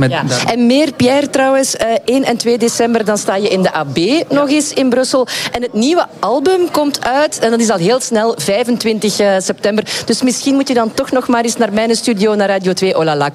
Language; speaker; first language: Dutch; native; Dutch